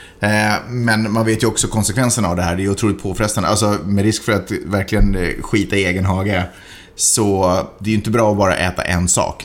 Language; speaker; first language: Swedish; native; Swedish